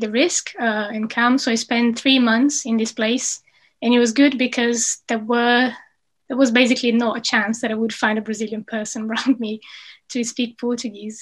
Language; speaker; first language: English; non-native, fluent; Portuguese